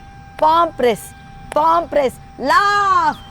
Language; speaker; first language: English; non-native, fluent; Kannada